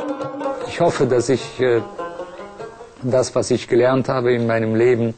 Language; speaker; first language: German; non-native, fluent; Persian